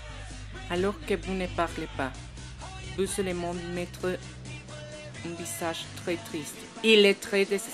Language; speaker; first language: French; non-native, learner; Spanish